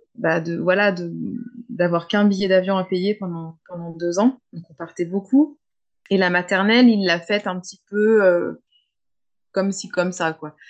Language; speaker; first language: French; native; French